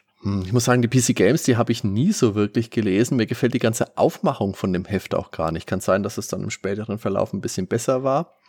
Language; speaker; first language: German; native; German